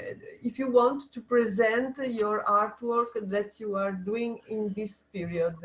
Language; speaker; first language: English; non-native, learner; Italian